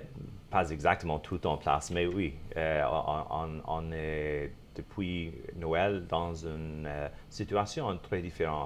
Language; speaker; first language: French; non-native, fluent; English